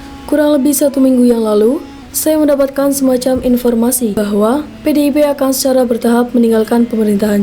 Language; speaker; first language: Indonesian; native; Indonesian